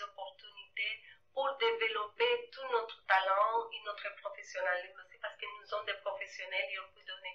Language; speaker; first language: French; non-native, fluent; Spanish